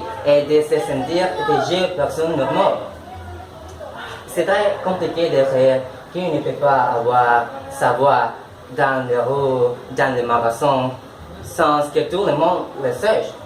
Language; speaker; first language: French; non-native, learner; Spanish